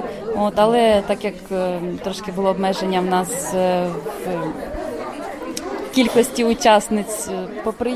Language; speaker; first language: Ukrainian; native; Ukrainian